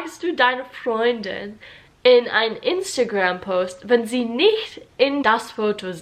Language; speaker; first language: German; non-native, learner; English